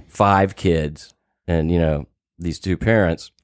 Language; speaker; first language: English; native; English